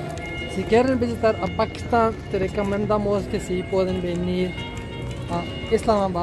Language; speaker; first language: Spanish; non-native, learner; Urdu